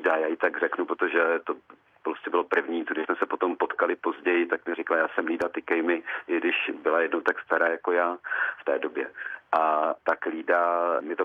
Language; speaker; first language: Czech; native; Czech